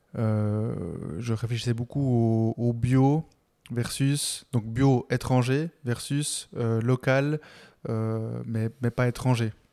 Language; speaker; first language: French; early bilingual, other home language; Spanish